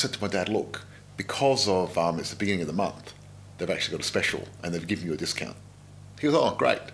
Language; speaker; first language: English; non-native, local second language; Macedonian